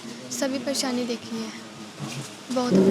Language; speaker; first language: Hindi; non-native, local second language; Punjabi